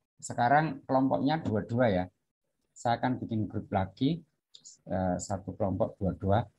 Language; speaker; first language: Indonesian; native; Indonesian